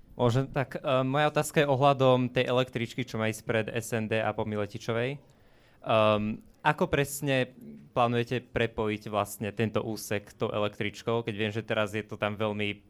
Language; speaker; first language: Slovak; native; Slovak